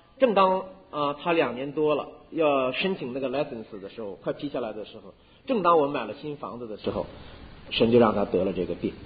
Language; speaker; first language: Chinese; native; Chinese